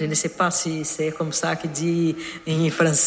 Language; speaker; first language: French; non-native, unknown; Portuguese